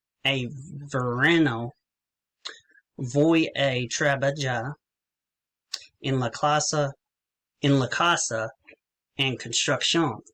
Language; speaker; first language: Spanish; non-native, learner; English